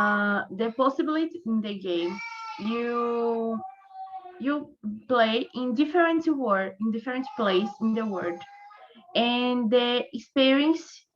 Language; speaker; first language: English; non-native, learner; Portuguese